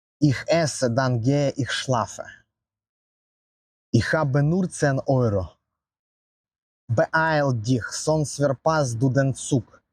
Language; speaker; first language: German; non-native, learner; Ukrainian